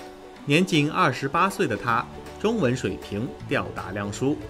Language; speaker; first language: Chinese; native; Chinese